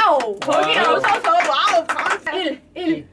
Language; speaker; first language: Korean; non-native, fluent; Portuguese